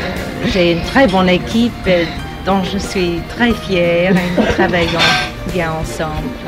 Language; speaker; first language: French; non-native, fluent; English